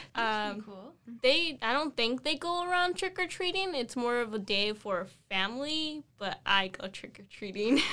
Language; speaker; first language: English; native; English